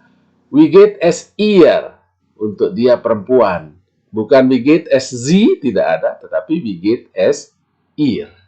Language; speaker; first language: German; non-native, fluent; Indonesian